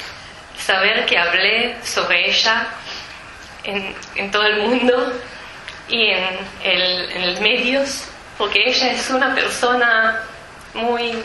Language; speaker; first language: Spanish; early bilingual, heritage; Spanish